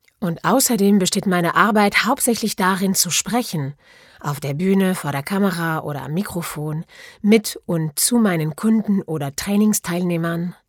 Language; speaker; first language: German; non-native, fluent; French